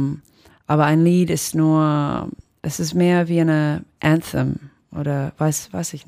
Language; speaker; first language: German; non-native, fluent; English